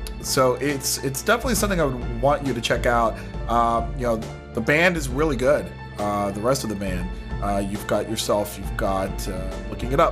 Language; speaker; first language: English; native; English